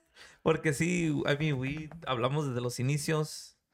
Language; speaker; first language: Spanish; early bilingual, other home language; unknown